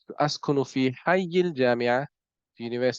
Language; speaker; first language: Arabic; non-native, fluent; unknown